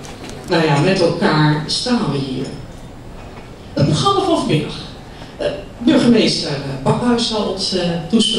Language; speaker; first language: Dutch; native; Dutch